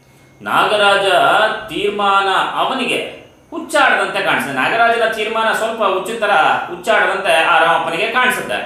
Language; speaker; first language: Kannada; native; Kannada